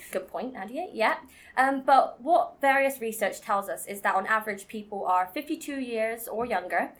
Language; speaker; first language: English; native; English